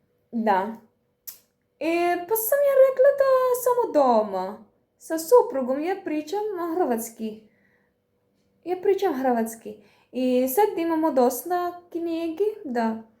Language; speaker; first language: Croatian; non-native, learner; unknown